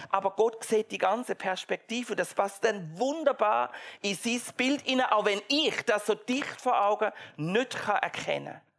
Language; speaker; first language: German; native; German